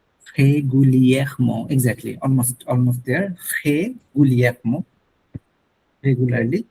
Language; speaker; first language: French; non-native, fluent; Bangla